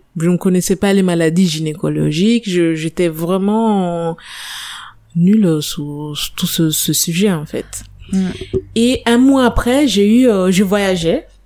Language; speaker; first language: French; non-native, fluent; Italian